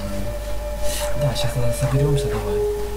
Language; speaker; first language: Russian; native; Russian